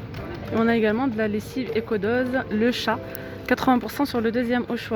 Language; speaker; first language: French; native; French